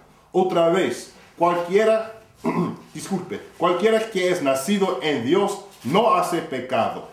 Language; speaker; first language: Spanish; non-native, fluent; English